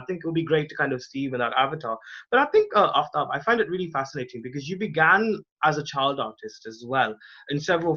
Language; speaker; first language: English; non-native, local second language; Hindi